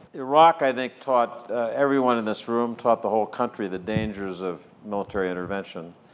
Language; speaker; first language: English; native; English